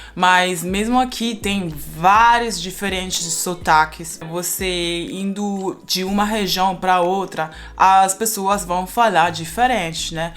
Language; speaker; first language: Portuguese; non-native, fluent; Spanish